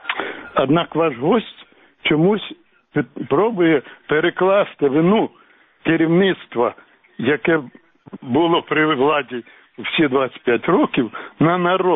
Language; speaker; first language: Ukrainian; native; Ukrainian